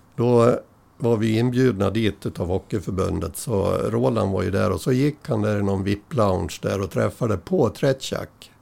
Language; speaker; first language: Swedish; native; Swedish